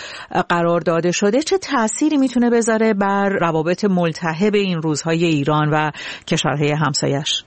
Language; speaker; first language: Persian; native; Persian